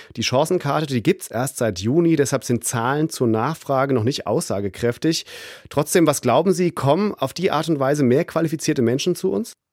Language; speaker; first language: German; native; German